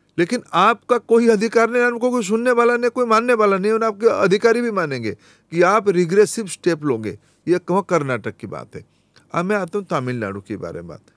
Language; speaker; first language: Hindi; non-native, local second language; Odia